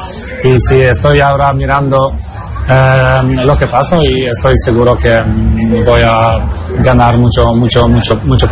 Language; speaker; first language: Spanish; non-native, learner; Polish